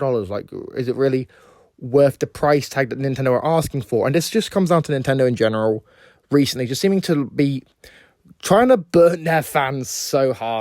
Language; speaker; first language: English; native; English